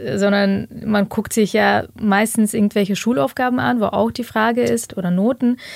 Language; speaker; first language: German; early bilingual, other home language; Ukrainian